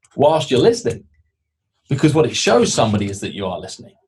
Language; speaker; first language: English; native; English